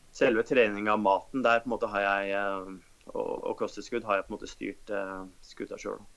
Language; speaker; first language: Norwegian; native; Norwegian